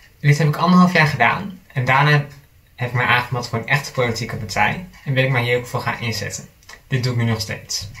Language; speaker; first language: Dutch; native; Dutch